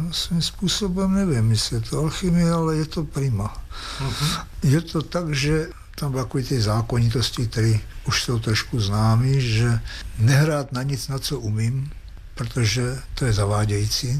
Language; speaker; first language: Czech; native; Czech